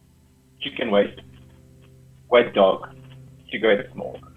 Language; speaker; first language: English; non-native, learner; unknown